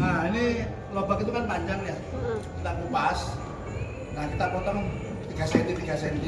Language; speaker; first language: Indonesian; native; Indonesian